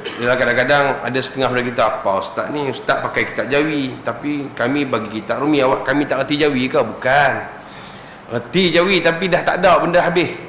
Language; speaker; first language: Malay; native; Malay